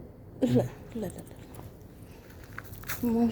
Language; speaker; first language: Arabic; non-native, learner; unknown